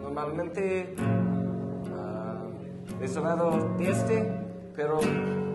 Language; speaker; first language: Spanish; non-native, learner; English